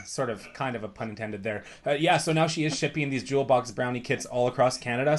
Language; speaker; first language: English; native; English